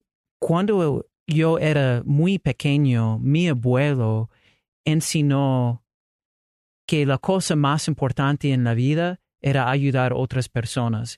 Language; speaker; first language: Spanish; non-native, learner; English